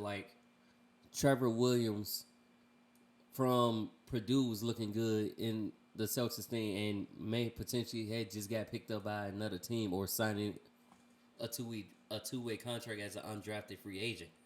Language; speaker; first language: English; native; English